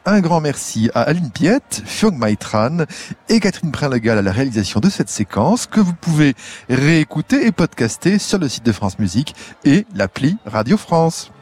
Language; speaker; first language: French; native; French